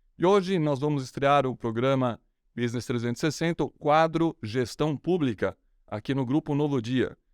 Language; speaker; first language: Portuguese; non-native, fluent; German